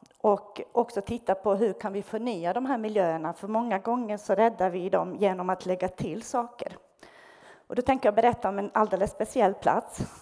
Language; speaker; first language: Swedish; non-native, fluent; Bosnian